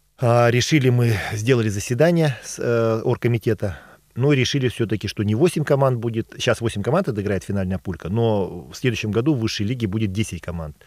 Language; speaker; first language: Russian; native; Russian